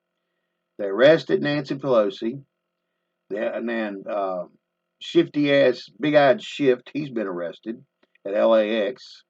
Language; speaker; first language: English; native; English